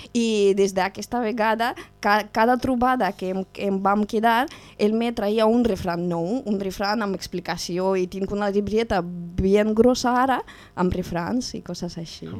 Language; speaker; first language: Catalan; non-native, learner; Russian